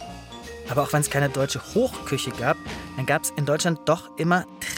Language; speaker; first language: German; native; German